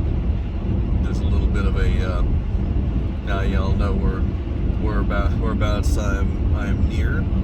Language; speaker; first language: English; native; English